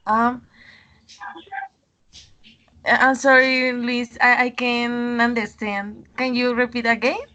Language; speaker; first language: English; non-native, learner; Spanish